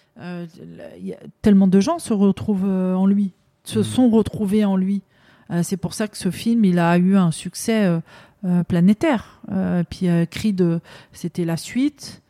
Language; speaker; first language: French; native; French